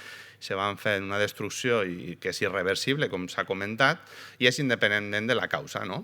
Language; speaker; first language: Catalan; native; Catalan